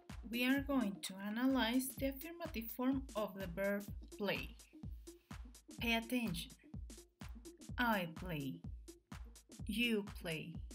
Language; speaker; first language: English; non-native, fluent; Spanish